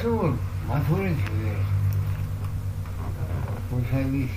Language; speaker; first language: Estonian; non-native, local second language; Russian